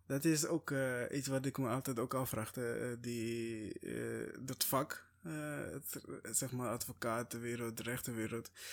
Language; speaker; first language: Dutch; non-native, fluent; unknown